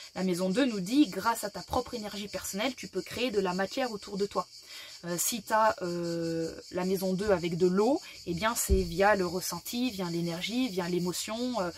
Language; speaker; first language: French; native; French